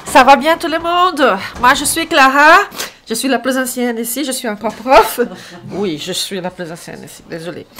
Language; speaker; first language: French; non-native, fluent; Portuguese